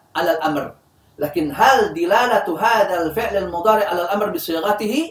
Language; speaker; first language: Arabic; non-native, fluent; Indonesian